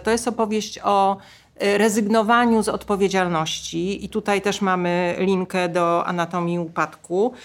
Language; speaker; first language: Polish; native; Polish